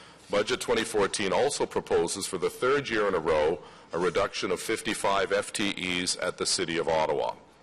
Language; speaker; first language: English; native; English